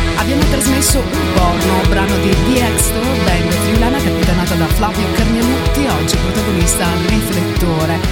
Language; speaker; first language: Italian; native; Italian